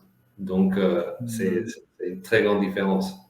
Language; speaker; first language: French; non-native, fluent; Spanish